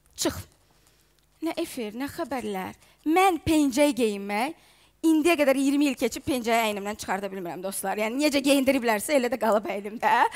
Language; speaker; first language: Azerbaijani; non-native, fluent; Ukrainian